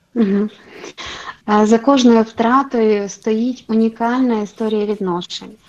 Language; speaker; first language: Ukrainian; non-native, local second language; Russian